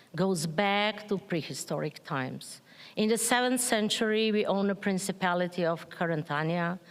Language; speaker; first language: English; non-native, fluent; Slovenian